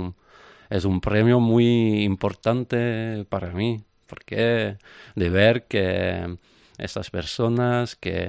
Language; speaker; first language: Spanish; non-native, fluent; French